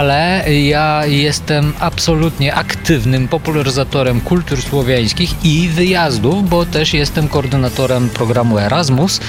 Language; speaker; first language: Polish; non-native, fluent; Bulgarian